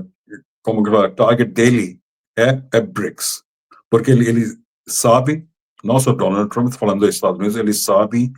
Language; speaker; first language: Portuguese; non-native, fluent; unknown